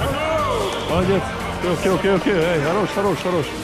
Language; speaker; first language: Russian; non-native, learner; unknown